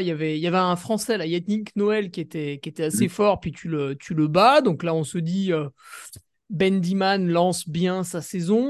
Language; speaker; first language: French; native; French